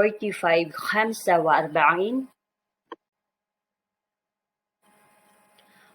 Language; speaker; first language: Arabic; non-native, learner; Filipino